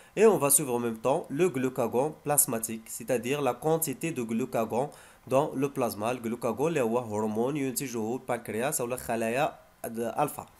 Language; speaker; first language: French; non-native, local second language; Arabic